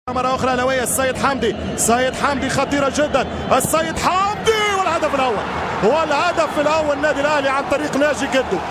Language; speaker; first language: Arabic; native; Arabic